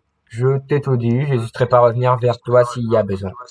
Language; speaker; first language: French; native; French